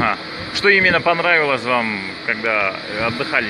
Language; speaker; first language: Russian; non-native, local second language; Kyrgyz